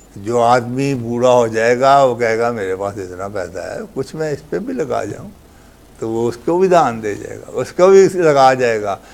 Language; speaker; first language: Urdu; native; Urdu